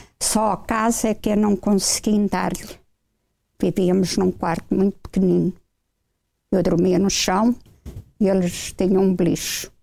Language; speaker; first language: Portuguese; native; Portuguese